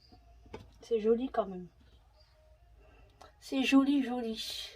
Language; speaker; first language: French; native; French